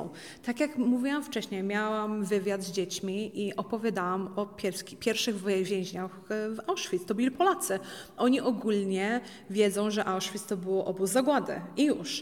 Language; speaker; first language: Polish; early bilingual, heritage; Polish